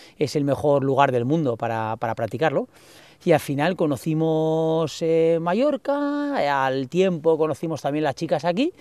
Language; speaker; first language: Spanish; native; Spanish